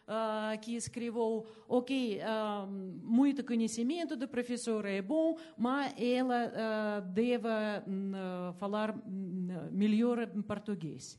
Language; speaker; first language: Portuguese; non-native, learner; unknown